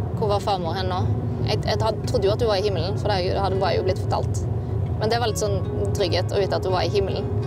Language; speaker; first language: Norwegian; native; Norwegian